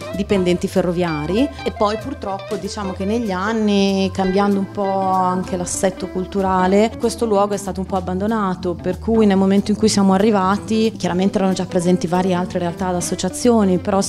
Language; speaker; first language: Italian; native; Italian